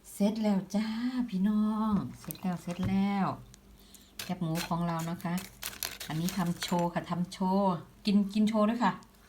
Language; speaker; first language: Thai; non-native, local second language; Northeastern Thai